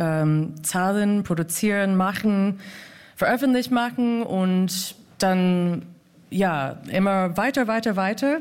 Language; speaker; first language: German; non-native, fluent; English